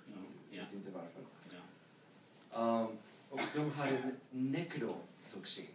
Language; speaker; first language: Swedish; non-native, learner; English